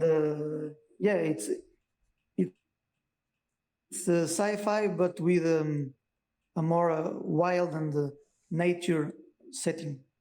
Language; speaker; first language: English; non-native, learner; Portuguese